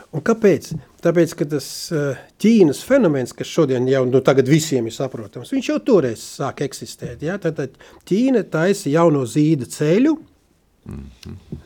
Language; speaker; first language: Latvian; native; Latvian